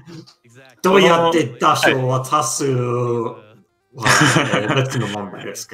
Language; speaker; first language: Japanese; non-native, learner; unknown